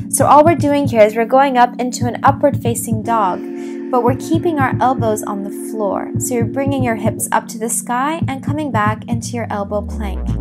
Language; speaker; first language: English; native; English